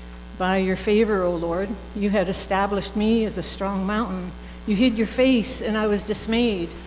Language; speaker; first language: English; native; English